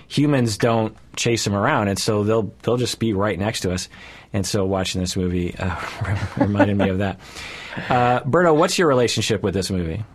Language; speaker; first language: English; native; English